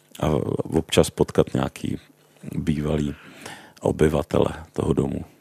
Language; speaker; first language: Czech; native; Czech